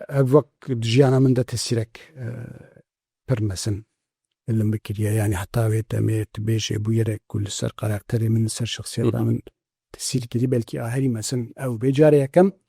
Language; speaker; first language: Kurdish; native; Kurdish